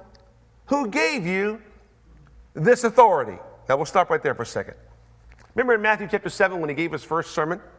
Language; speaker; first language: English; native; English